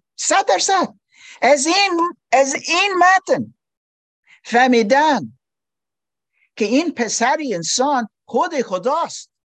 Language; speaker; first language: Persian; non-native, learner; English